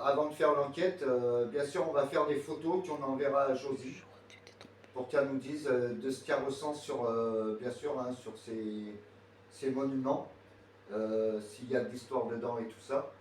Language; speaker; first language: French; native; French